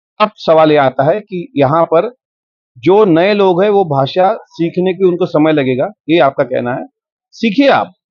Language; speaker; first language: Hindi; non-native, local second language; Marathi